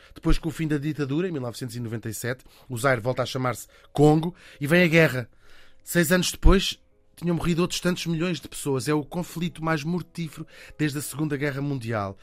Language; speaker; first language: Portuguese; native; Portuguese